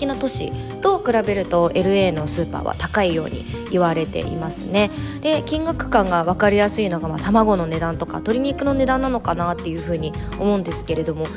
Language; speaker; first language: Japanese; early bilingual, other home language; Chinese